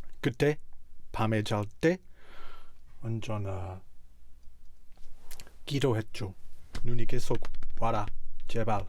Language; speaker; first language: Korean; non-native, fluent; English